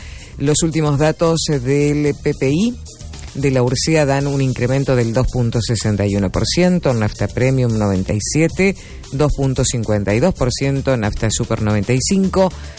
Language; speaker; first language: Spanish; native; Spanish